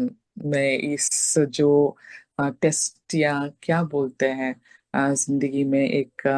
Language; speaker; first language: Hindi; non-native, local second language; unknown